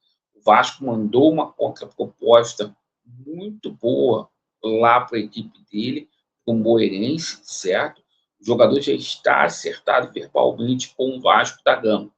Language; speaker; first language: Portuguese; native; Portuguese